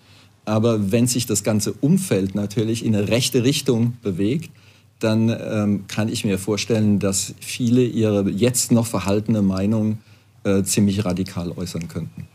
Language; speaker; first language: German; native; German